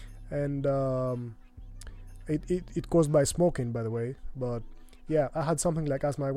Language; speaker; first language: English; non-native, fluent; Greek